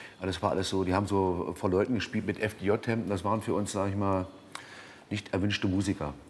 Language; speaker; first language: German; native; German